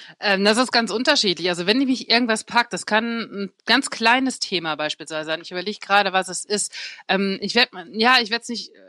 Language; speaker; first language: German; native; German